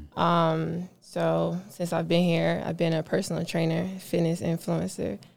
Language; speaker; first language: English; native; English